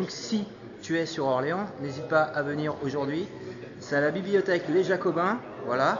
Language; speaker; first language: French; native; French